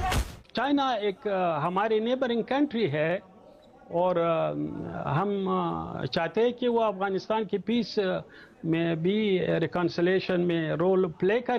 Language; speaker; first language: Hindi; non-native, fluent; Pashto